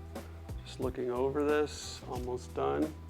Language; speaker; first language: English; native; English